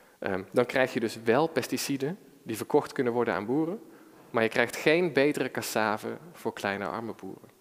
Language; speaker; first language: Dutch; native; Dutch